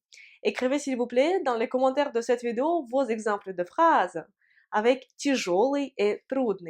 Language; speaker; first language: French; non-native, fluent; Russian